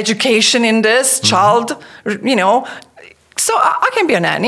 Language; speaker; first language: English; non-native, fluent; Hungarian